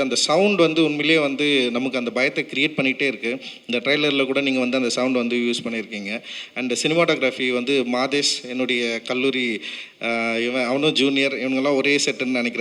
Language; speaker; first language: Tamil; native; Tamil